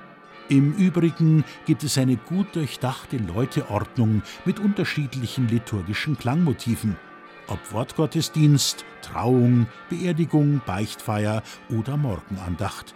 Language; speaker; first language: German; native; German